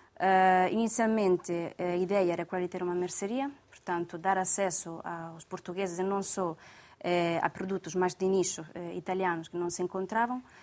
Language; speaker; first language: Portuguese; non-native, fluent; Italian